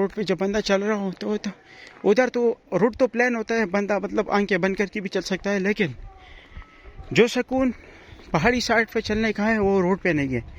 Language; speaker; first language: Urdu; non-native, local second language; Pashto